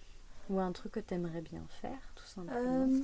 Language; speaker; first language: French; native; French